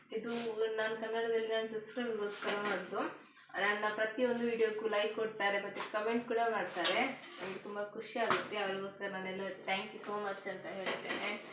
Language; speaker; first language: Kannada; non-native, local second language; Tulu